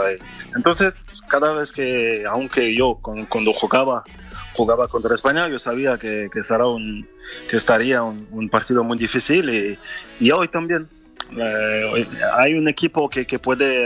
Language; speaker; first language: Spanish; non-native, fluent; French